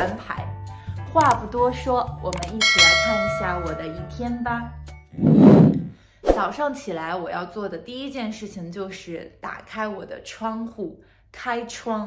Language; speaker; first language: Chinese; native; Chinese